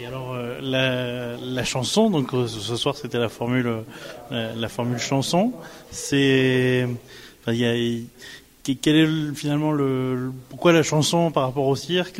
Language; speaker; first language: French; native; French